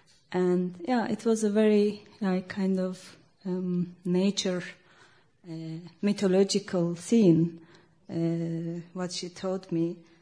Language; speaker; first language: English; non-native, learner; Kurdish